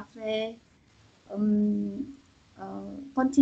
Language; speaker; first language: French; non-native, learner; Korean